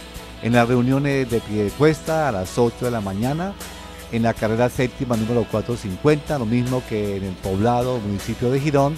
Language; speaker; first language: Spanish; native; Spanish